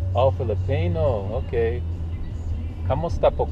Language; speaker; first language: Filipino; non-native, learner; English